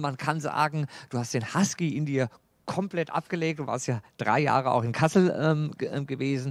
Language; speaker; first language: German; native; German